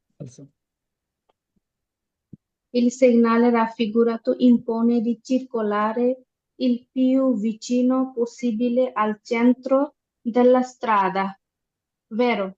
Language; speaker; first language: Italian; non-native, learner; Bangla